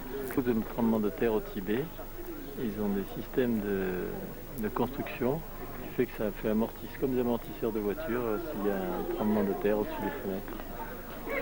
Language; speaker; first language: French; native; French